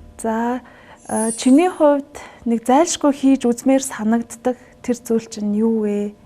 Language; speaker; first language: Mongolian; native; Mongolian